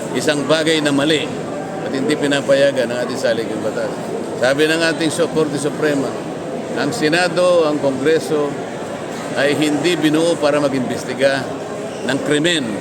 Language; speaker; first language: Filipino; native; Filipino